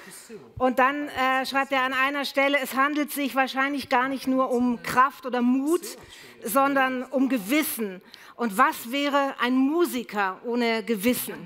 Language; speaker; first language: German; native; German